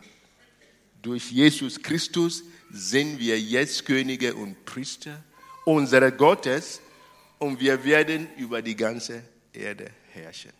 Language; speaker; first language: German; non-native, fluent; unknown